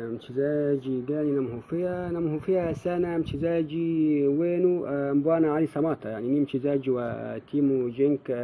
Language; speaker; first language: Swahili; non-native, fluent; Arabic